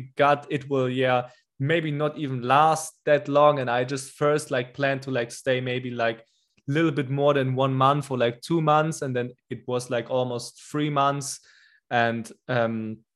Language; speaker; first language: English; non-native, fluent; German